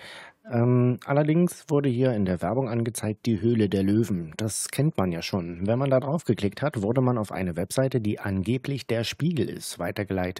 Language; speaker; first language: German; native; German